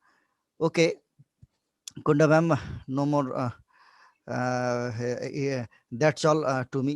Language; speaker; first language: English; non-native, local second language; Bangla